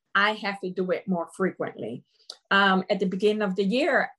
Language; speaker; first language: English; non-native, fluent; Spanish